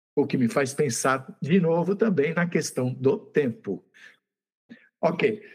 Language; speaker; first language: Portuguese; native; Portuguese